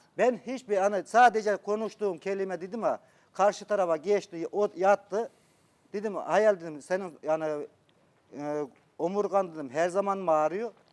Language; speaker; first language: Turkish; native; Turkish